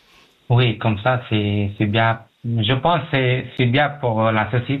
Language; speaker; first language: French; non-native, learner; Pashto